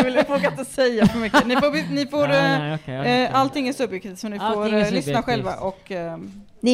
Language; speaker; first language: Swedish; native; Swedish